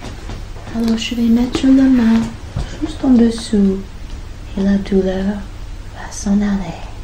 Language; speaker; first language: French; non-native, fluent; English